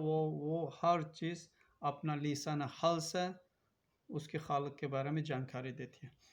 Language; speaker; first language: Urdu; non-native, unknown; Turkish